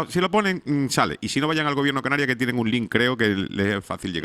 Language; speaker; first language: Spanish; native; Spanish